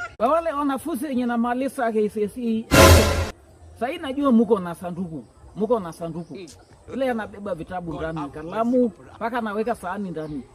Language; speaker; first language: Swahili; native; Swahili